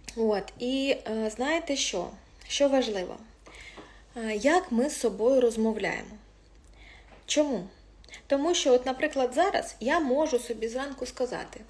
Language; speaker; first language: Ukrainian; non-native, local second language; Russian